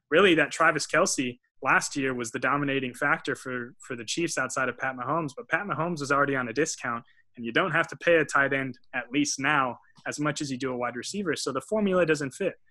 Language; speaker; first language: English; native; English